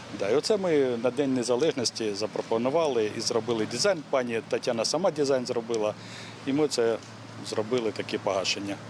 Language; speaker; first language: Ukrainian; native; Ukrainian